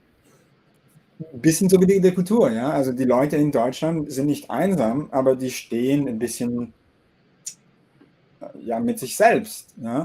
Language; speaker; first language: German; non-native, fluent; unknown